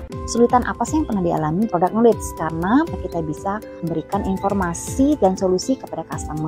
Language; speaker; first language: Indonesian; native; Indonesian